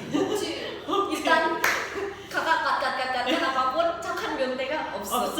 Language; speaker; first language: Korean; non-native, learner; Indonesian